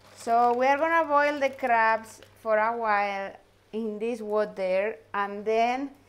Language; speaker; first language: English; non-native, fluent; Spanish